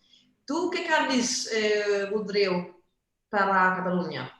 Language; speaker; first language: Catalan; non-native, fluent; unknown